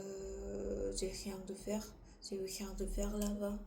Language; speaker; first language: French; non-native, learner; Korean